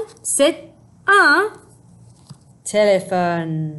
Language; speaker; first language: French; non-native, fluent; English